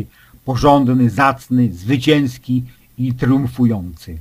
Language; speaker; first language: Polish; native; Polish